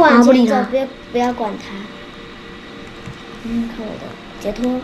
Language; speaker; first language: Chinese; native; Chinese